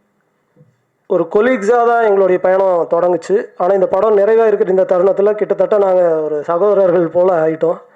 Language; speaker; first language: Tamil; native; Tamil